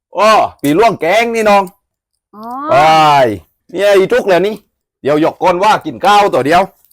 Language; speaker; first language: Thai; native; Thai